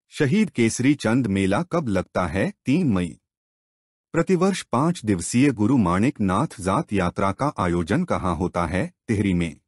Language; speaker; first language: Hindi; native; Hindi